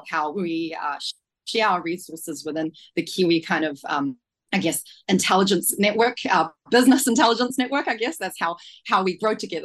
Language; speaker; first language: English; native; English